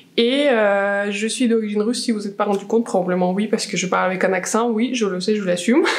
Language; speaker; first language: French; non-native, fluent; Russian